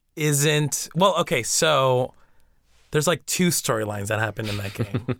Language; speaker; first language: English; early bilingual, other home language; Spanish